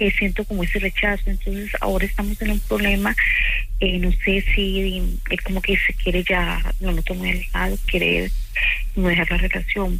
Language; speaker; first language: Spanish; native; Spanish